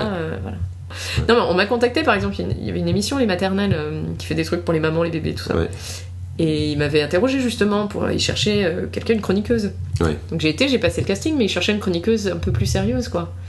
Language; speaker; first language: French; native; French